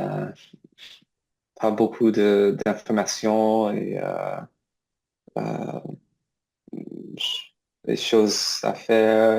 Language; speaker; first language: French; non-native, learner; English